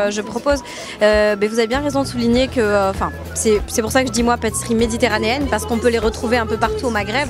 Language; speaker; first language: French; native; French